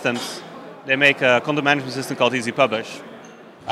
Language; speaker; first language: English; non-native, fluent; Dutch